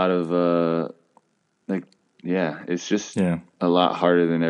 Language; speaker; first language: English; native; English